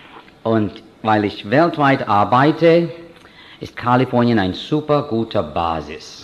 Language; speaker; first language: German; non-native, fluent; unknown